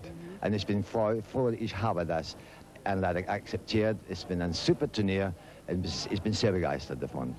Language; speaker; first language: German; non-native, learner; English